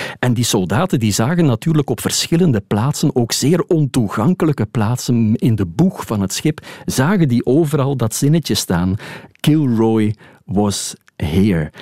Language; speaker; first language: Dutch; native; Dutch